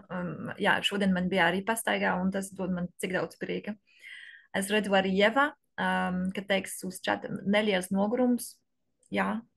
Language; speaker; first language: Latvian; non-native, learner; French